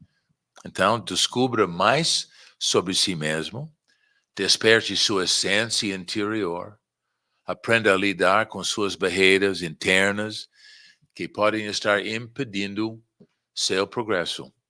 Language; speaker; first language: Portuguese; non-native, fluent; English